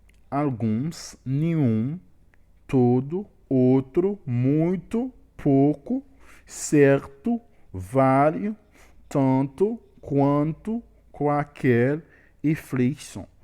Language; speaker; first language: Portuguese; non-native, learner; Haitian Creole